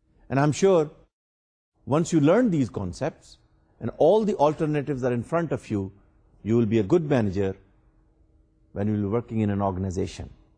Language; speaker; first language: English; non-native, local second language; Urdu